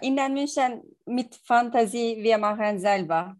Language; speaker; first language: German; non-native, learner; Turkish